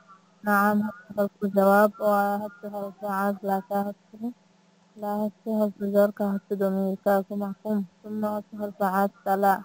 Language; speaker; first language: Arabic; non-native, learner; Bangla